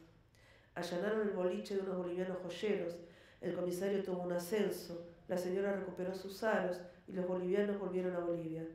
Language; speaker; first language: Spanish; native; Spanish